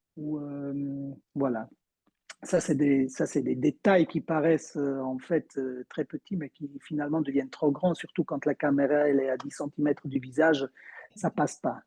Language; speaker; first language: French; non-native, fluent; Romansh